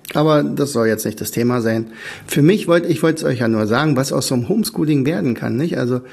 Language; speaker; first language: German; native; German